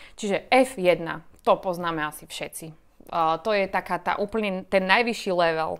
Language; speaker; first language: Slovak; native; Slovak